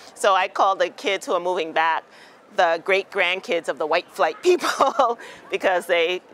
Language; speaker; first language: English; native; English